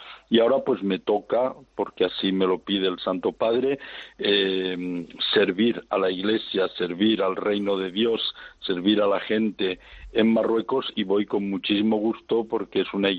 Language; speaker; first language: Spanish; native; Spanish